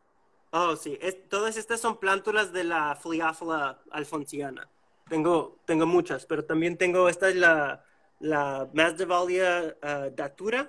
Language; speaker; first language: Spanish; non-native, fluent; English